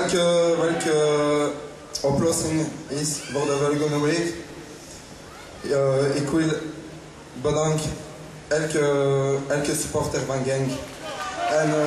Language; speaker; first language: Dutch; non-native, local second language; French